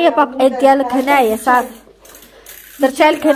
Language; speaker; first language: Dutch; non-native, learner; Arabic